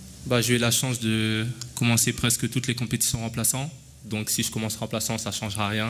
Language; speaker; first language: French; native; French